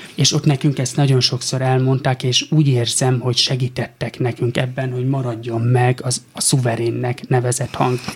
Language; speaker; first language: Hungarian; native; Hungarian